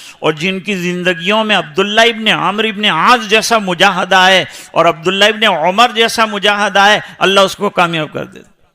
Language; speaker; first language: Urdu; non-native, local second language; Gujarati